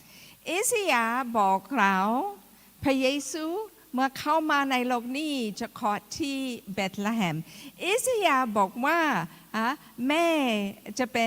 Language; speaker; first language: Thai; non-native, fluent; English